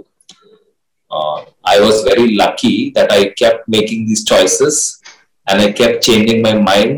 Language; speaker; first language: English; non-native, local second language; Hindi